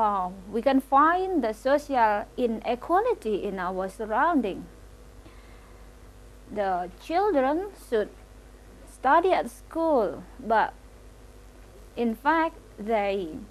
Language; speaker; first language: English; non-native, local second language; Indonesian